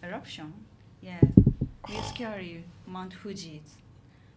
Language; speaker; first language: English; non-native, learner; Japanese